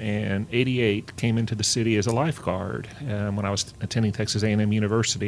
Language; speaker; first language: English; native; English